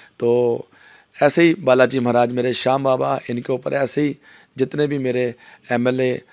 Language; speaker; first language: Hindi; non-native, local second language; Punjabi